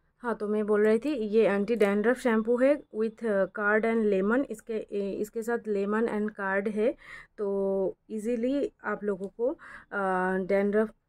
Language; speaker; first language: Hindi; non-native, local second language; Bangla